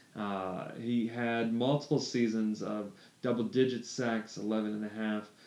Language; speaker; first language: English; native; English